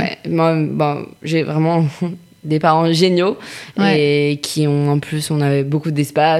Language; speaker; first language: French; native; French